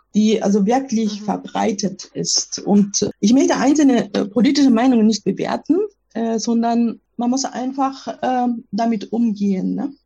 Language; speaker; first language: German; non-native, fluent; Japanese